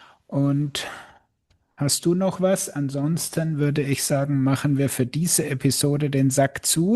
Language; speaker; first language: German; native; German